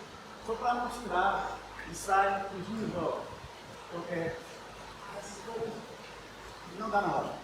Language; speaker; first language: Portuguese; non-native, learner; English